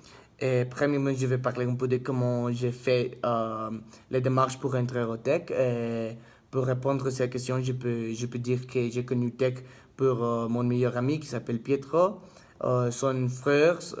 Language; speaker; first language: French; non-native, learner; Spanish